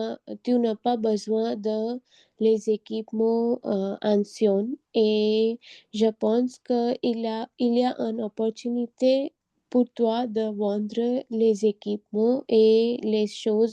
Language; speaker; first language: French; non-native, learner; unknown